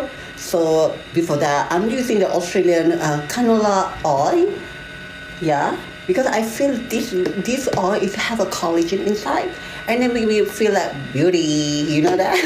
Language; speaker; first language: English; non-native, learner; Malay